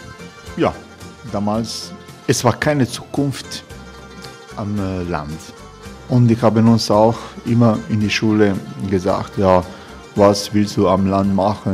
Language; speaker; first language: German; non-native, fluent; Croatian